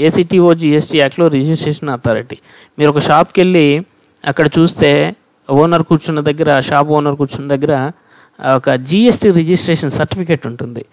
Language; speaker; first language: Telugu; native; Telugu